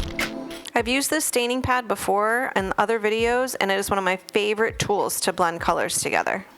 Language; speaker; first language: English; native; English